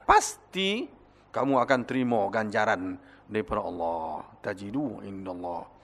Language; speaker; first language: Malay; native; Malay